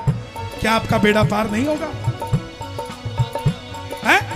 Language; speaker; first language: Hindi; native; Hindi